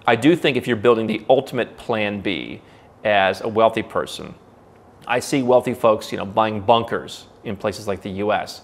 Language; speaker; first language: English; native; English